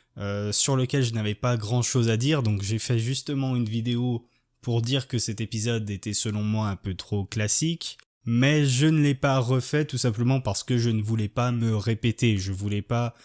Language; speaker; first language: French; native; French